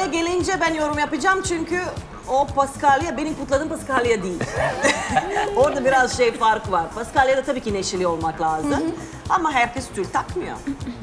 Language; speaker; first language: Turkish; non-native, fluent; Serbian